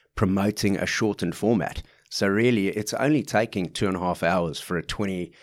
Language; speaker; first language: English; native; English